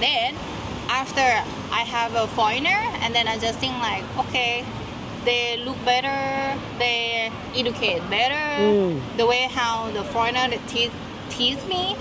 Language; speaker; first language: English; non-native, learner; Thai